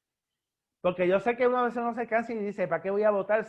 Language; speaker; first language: Spanish; native; Spanish